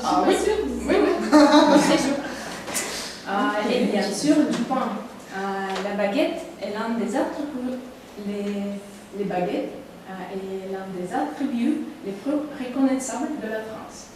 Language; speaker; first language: French; non-native, learner; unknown